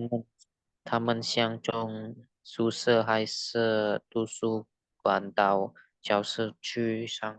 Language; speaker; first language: Chinese; non-native, learner; Indonesian